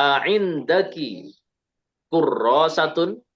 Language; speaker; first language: Arabic; non-native, fluent; Indonesian